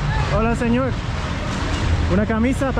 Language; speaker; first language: Spanish; non-native, learner; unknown